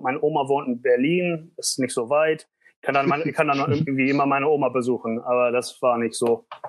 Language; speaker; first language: German; early bilingual, heritage; German